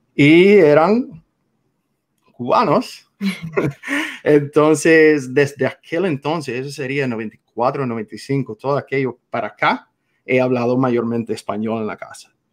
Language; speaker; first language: Spanish; non-native, fluent; English